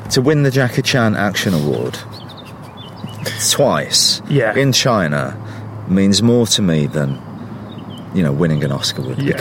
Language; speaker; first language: English; native; English